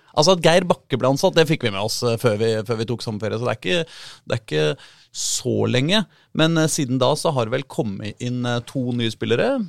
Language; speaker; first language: Norwegian; native; Norwegian